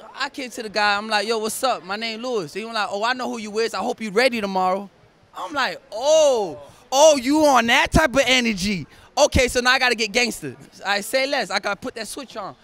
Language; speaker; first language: English; native; English